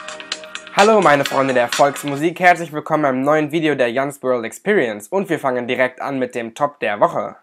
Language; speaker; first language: German; native; German